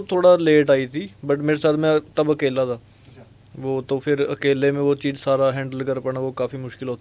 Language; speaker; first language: Hindi; non-native, local second language; Punjabi